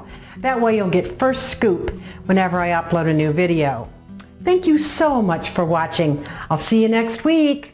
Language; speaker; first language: English; native; English